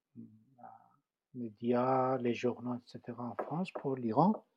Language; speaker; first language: French; non-native, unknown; Persian